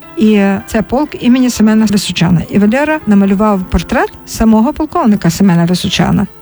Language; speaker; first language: Ukrainian; native; Ukrainian